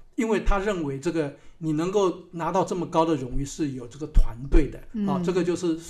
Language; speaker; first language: Chinese; native; Chinese